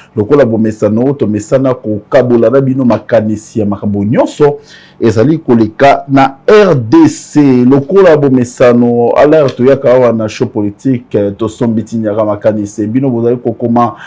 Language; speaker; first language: Lingala; native; Lingala